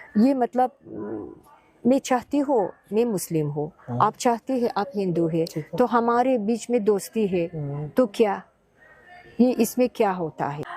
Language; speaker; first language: Hindi; non-native, fluent; Tajik